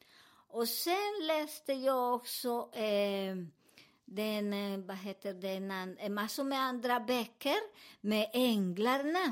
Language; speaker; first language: Swedish; non-native, learner; Spanish